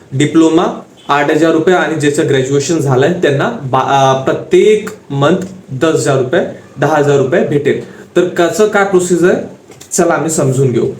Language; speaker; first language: Marathi; non-native, local second language; Hindi